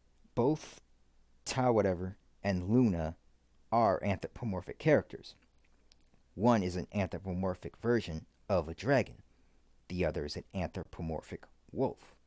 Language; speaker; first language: English; native; English